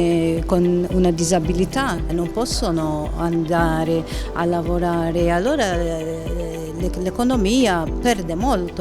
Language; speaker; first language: Italian; non-native, fluent; Maltese